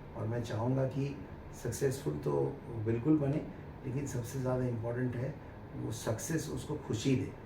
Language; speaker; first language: Hindi; non-native, local second language; Bangla